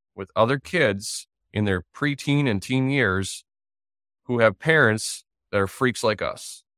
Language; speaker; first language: English; native; English